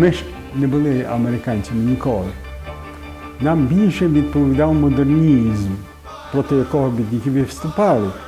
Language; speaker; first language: Ukrainian; early bilingual, heritage; Ukrainian